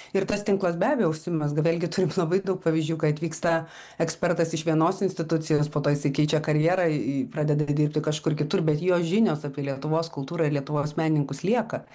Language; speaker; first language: Lithuanian; native; Lithuanian